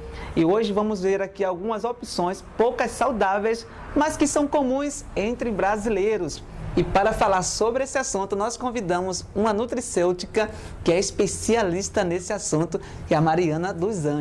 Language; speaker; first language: Portuguese; native; Portuguese